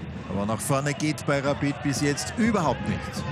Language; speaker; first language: German; native; German